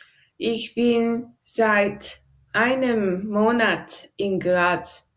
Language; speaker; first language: German; non-native, learner; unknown